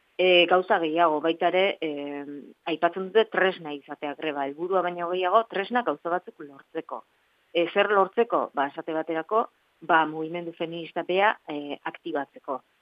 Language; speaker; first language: Basque; native; Basque